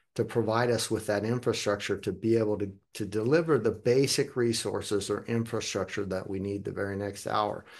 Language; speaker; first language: English; early bilingual, other home language; German